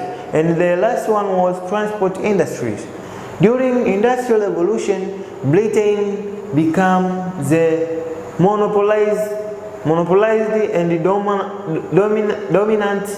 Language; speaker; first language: English; non-native, local second language; Swahili